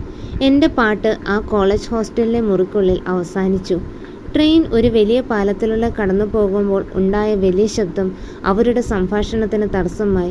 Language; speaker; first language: Malayalam; native; Malayalam